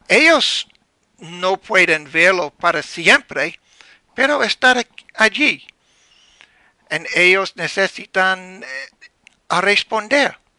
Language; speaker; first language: Spanish; non-native, learner; English